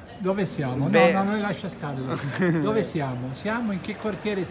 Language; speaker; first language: Italian; native; Italian